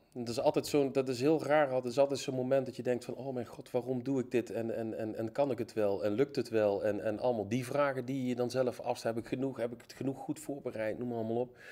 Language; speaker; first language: Dutch; native; Dutch